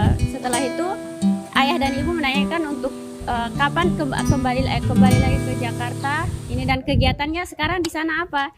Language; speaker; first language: Indonesian; non-native, local second language; Tetum